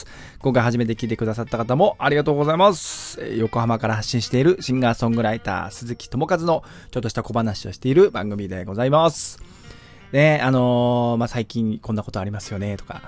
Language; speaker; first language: Japanese; native; Japanese